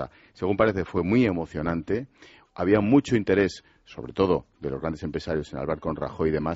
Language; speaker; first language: Spanish; native; Spanish